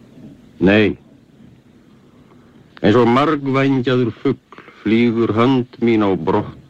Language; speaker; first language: Icelandic; native; Icelandic